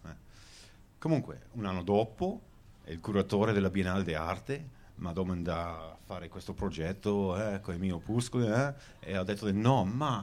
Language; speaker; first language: Italian; early bilingual, heritage; Venetian